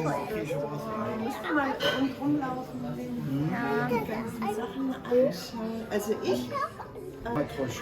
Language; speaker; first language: German; non-native, learner; Thai